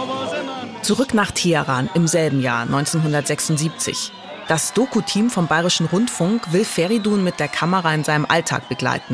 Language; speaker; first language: German; native; German